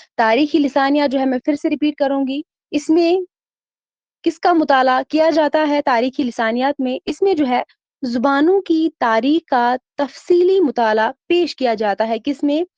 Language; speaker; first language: Urdu; non-native, local second language; Kashmiri